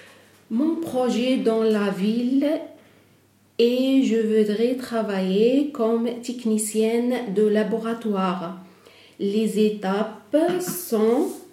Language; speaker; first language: French; non-native, learner; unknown